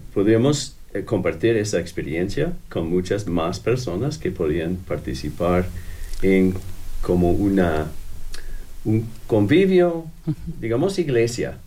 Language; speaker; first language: Spanish; non-native, fluent; English